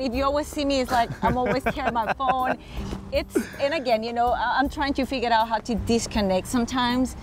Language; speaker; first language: English; non-native, fluent; Spanish